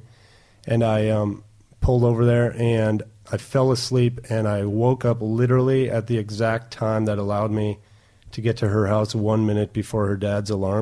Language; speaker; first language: English; non-native, fluent; German